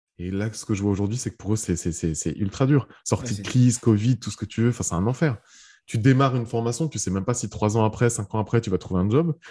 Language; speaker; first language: French; early bilingual, other home language; Arabic